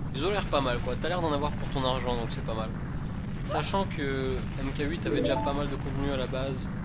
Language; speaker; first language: French; native; French